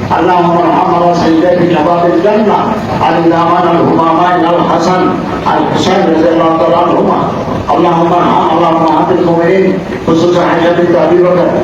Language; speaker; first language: Arabic; non-native, fluent; Bangla